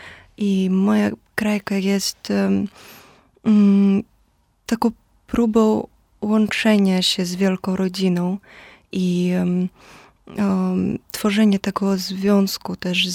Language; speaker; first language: Polish; non-native, fluent; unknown